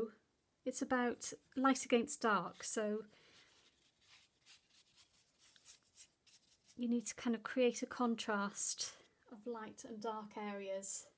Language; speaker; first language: English; native; English